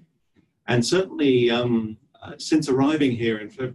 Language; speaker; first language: English; native; English